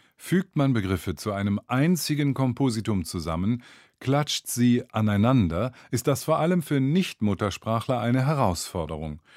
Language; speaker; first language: German; native; German